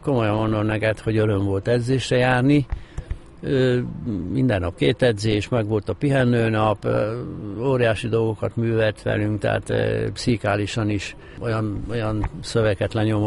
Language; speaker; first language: Hungarian; native; Hungarian